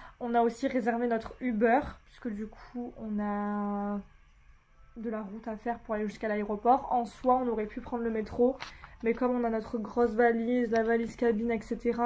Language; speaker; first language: French; native; French